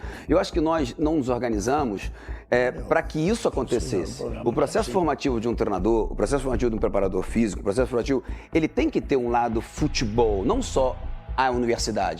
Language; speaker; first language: Portuguese; native; Portuguese